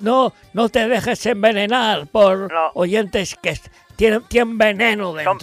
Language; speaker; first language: Spanish; native; Spanish